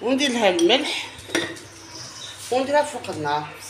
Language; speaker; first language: Arabic; native; Arabic